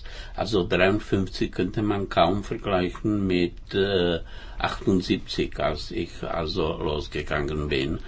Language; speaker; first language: German; non-native, fluent; Czech